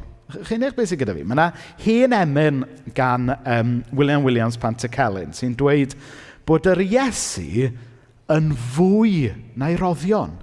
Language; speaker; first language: Welsh; native; Welsh